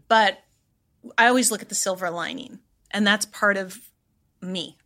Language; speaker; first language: English; native; English